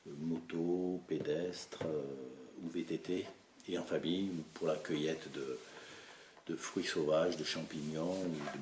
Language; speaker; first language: French; native; French